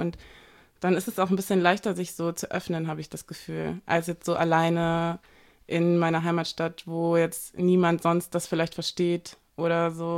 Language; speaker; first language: German; native; German